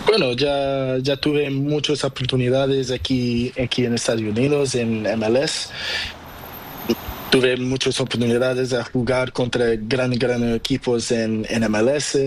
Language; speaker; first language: Spanish; non-native, learner; Portuguese